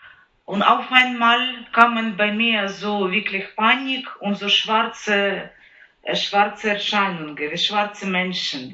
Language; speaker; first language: German; non-native, learner; Ukrainian